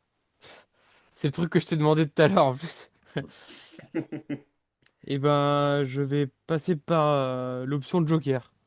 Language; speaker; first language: French; native; French